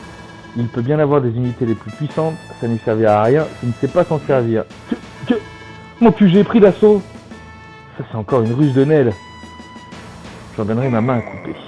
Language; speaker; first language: French; native; French